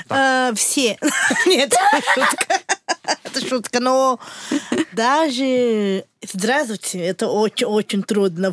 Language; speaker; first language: Russian; non-native, learner; Portuguese